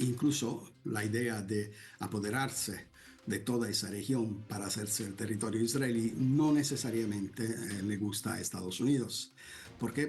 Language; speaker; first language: Spanish; non-native, fluent; Italian